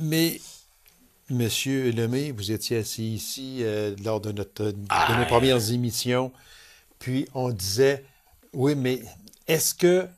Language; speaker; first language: French; native; French